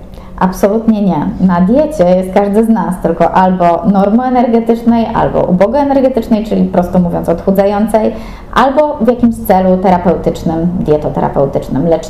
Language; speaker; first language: Polish; native; Polish